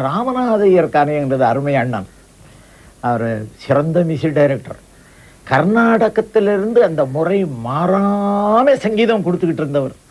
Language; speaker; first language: Tamil; non-native, local second language; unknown